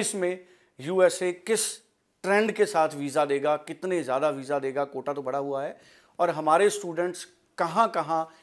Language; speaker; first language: Hindi; non-native, local second language; Punjabi